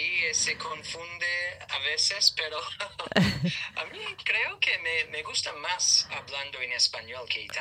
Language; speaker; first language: Spanish; non-native, learner; English